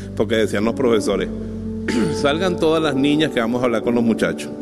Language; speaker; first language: Spanish; native; Spanish